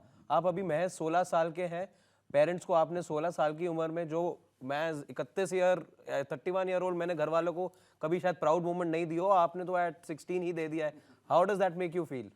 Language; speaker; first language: Hindi; native; Hindi